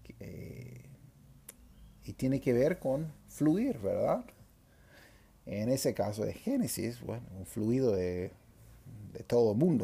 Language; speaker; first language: Spanish; non-native, fluent; English